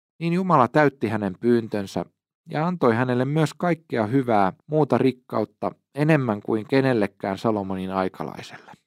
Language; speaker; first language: Finnish; native; Finnish